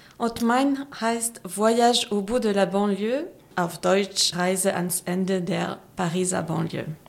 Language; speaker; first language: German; non-native, fluent; French